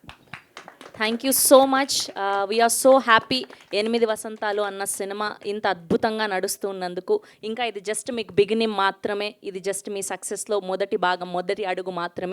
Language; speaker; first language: Telugu; native; Telugu